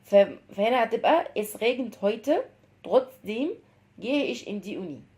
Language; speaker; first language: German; non-native, fluent; Arabic